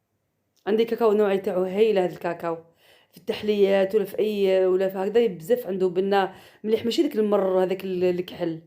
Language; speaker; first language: Arabic; native; Arabic